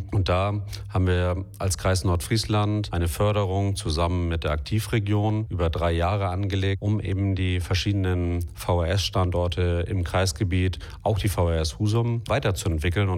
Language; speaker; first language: German; native; German